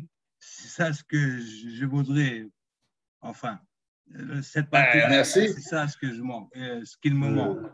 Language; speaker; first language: French; non-native, local second language; Arabic